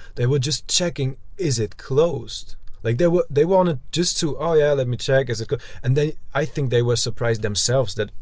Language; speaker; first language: English; non-native, fluent; German